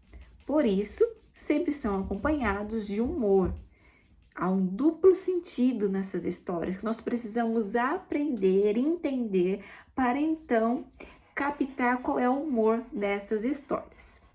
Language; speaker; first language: Portuguese; native; Portuguese